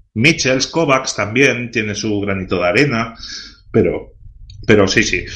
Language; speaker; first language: Spanish; non-native, local second language; Catalan